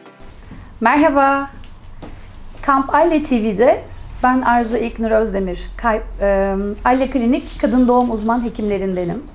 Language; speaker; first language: Turkish; native; Turkish